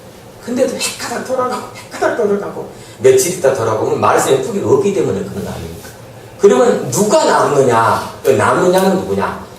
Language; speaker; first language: Korean; native; Korean